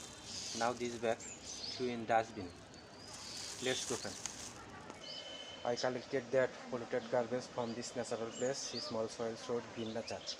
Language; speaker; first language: English; non-native, learner; Bangla